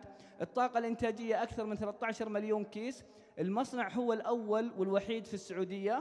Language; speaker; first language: Arabic; native; Arabic